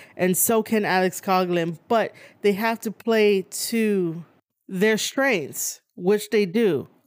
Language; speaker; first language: English; native; English